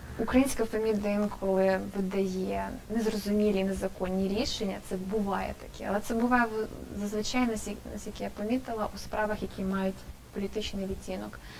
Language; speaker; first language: Ukrainian; native; Ukrainian